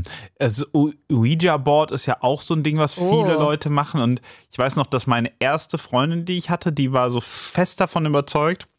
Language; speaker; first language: German; native; German